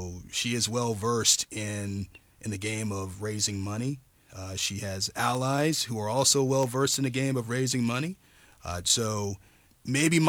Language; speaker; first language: English; native; English